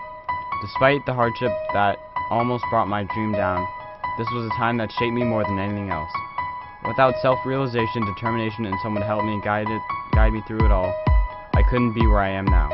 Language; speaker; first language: English; native; English